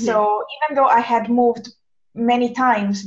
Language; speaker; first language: English; non-native, fluent; Italian